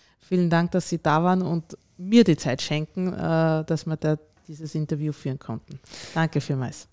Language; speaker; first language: German; native; German